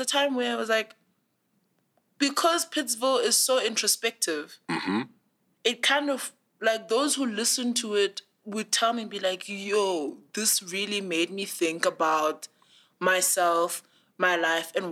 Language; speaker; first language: English; non-native, local second language; Zulu